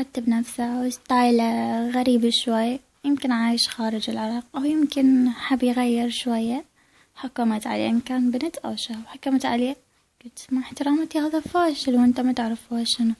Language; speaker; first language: Arabic; native; Arabic